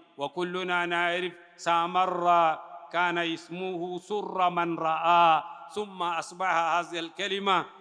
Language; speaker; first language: Arabic; non-native, fluent; Malayalam